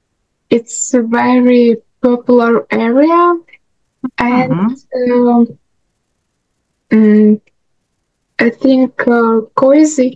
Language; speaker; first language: English; non-native, learner; Russian